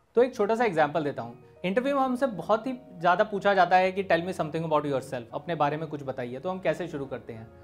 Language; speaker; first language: Hindi; native; Hindi